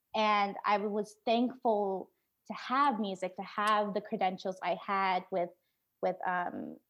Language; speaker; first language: English; native; English